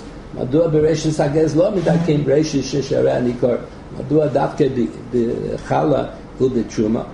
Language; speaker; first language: Hebrew; non-native, fluent; English